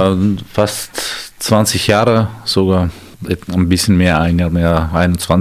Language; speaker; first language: German; non-native, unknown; Armenian